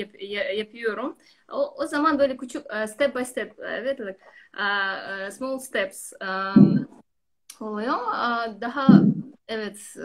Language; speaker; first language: Turkish; non-native, learner; Russian